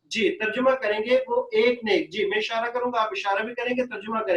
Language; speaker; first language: Urdu; native; Urdu